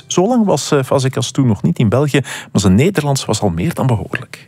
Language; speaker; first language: Dutch; native; Dutch